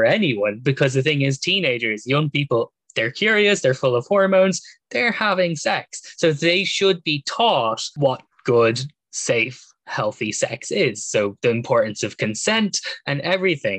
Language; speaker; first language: English; native; English